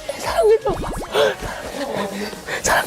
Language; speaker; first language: Korean; native; Korean